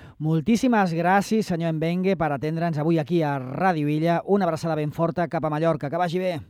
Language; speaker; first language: Catalan; native; Catalan